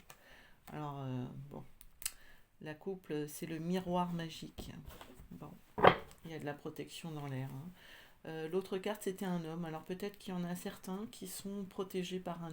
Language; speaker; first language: French; native; French